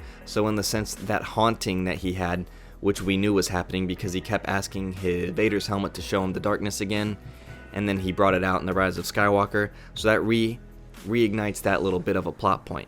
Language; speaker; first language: English; native; English